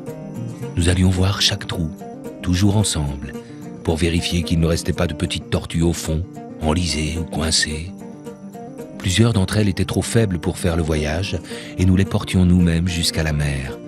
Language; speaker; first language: French; native; French